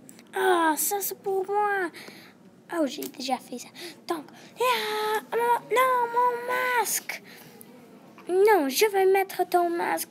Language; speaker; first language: French; non-native, learner; English